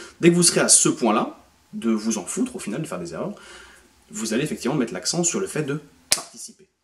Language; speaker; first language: French; native; French